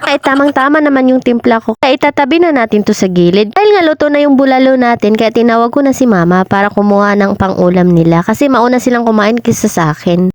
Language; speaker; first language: Filipino; non-native, local second language; Cebuano